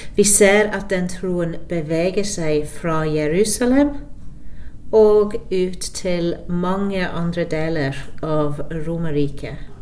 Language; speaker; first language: Norwegian; non-native, fluent; English